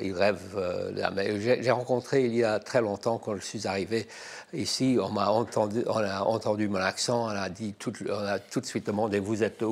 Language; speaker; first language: French; non-native, fluent; English